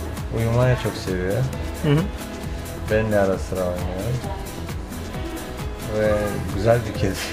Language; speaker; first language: Turkish; non-native, fluent; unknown